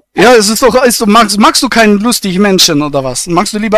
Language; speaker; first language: German; native; German